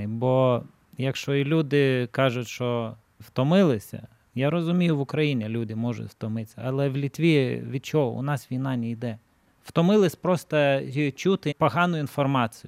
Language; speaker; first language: Ukrainian; non-native, learner; Lithuanian